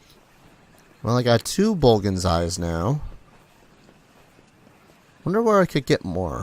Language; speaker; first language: English; native; English